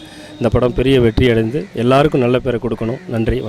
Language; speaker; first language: Tamil; native; Tamil